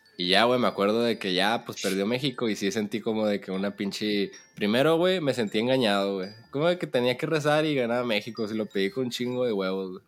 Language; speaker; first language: Spanish; native; Spanish